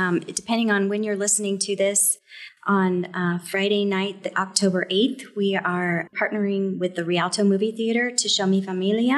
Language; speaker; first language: English; native; English